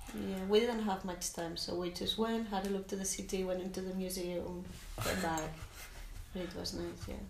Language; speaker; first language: English; non-native, fluent; Spanish